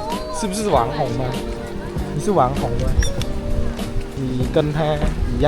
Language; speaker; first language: Chinese; non-native, learner; Vietnamese